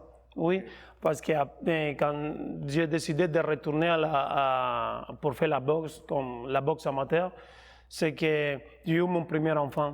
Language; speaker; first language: French; non-native, fluent; Spanish